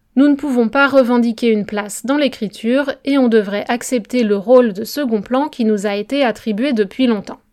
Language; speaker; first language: French; native; French